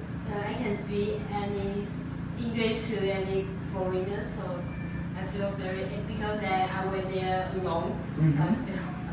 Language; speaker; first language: English; non-native, learner; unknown